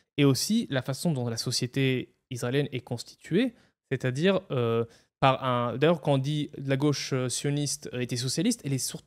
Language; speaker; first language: French; non-native, fluent; Hebrew